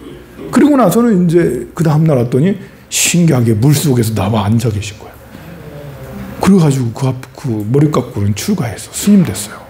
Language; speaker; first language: Korean; native; Korean